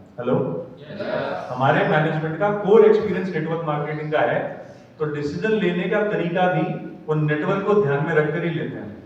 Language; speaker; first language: Hindi; native; Hindi